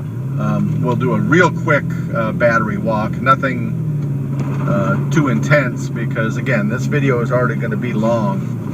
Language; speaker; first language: English; native; English